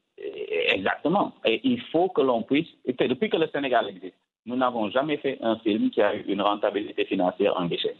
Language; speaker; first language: French; non-native, local second language; Wolof